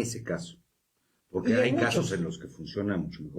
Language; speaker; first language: Spanish; native; Spanish